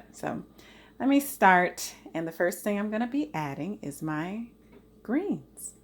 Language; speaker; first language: English; native; English